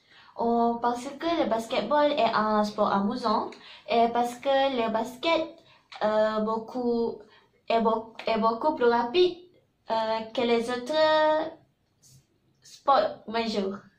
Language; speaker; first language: French; non-native, learner; Malay